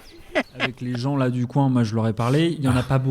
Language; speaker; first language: French; native; French